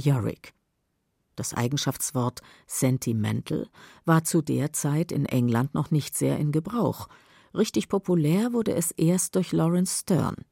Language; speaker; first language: German; native; German